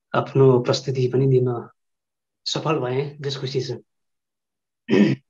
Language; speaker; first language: Nepali; native; Nepali